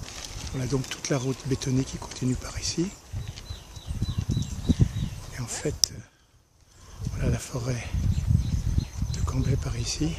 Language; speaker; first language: French; native; French